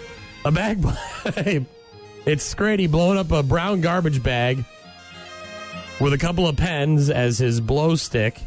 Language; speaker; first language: English; native; English